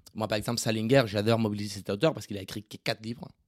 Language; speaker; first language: French; non-native, fluent; Spanish